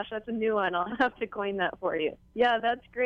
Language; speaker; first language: English; native; English